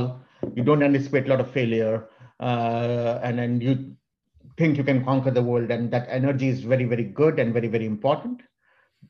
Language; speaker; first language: English; non-native, local second language; Hindi